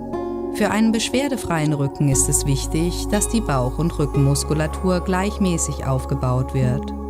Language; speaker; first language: German; native; German